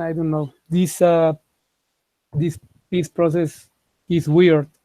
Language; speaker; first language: English; non-native, fluent; Spanish